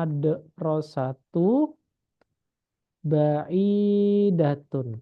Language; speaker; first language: Arabic; non-native, fluent; Indonesian